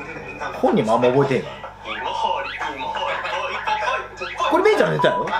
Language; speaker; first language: Japanese; native; Japanese